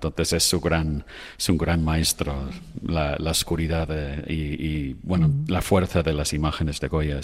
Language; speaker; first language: Spanish; non-native, fluent; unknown